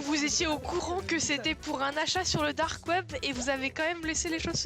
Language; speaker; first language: French; native; French